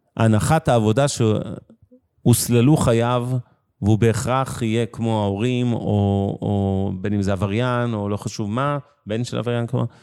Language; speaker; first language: Hebrew; native; Hebrew